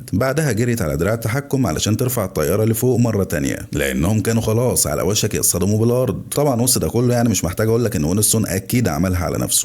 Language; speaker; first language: Arabic; native; Arabic